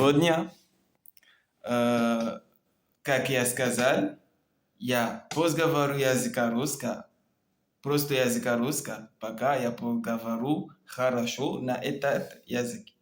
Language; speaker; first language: Russian; non-native, learner; French